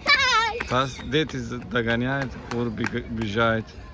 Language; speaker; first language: Russian; non-native, learner; Turkish